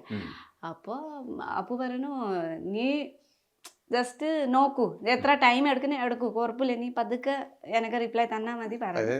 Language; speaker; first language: Malayalam; non-native, learner; Nepali